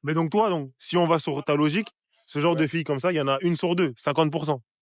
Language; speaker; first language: French; native; French